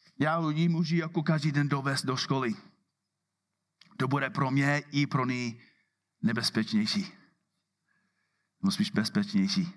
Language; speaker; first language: Czech; non-native, fluent; English